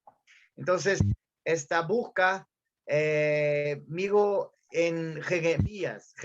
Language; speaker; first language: Spanish; non-native, fluent; Portuguese